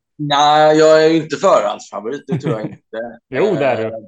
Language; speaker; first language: Swedish; native; Swedish